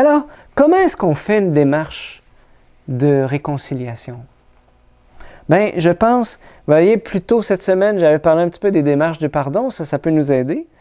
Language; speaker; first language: French; native; French